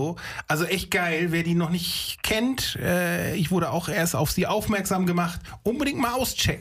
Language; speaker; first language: German; native; German